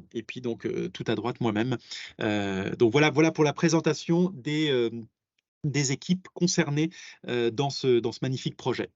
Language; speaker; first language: French; native; French